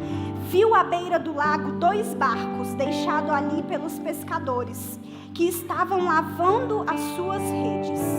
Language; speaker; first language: Portuguese; native; Portuguese